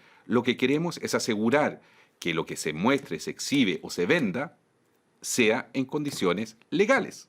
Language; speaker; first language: Spanish; native; Spanish